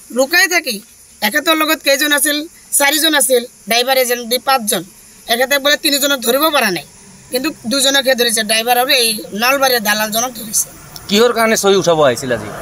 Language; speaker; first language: Assamese; native; Assamese